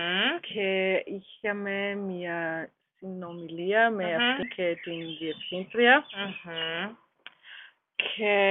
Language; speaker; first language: Greek; non-native, learner; German